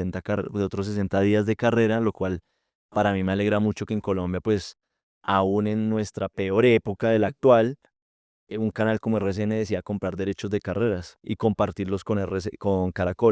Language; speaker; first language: Spanish; native; Spanish